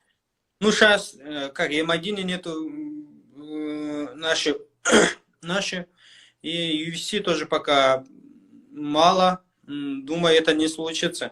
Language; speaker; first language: Russian; non-native, local second language; Kyrgyz